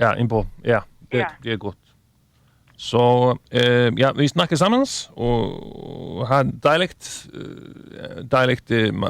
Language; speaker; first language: Danish; non-native, learner; Icelandic